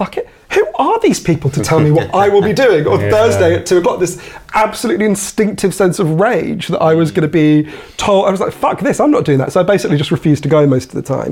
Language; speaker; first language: English; native; English